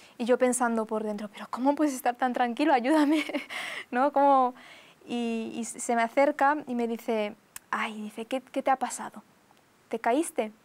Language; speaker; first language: Spanish; early bilingual, other home language; Romanian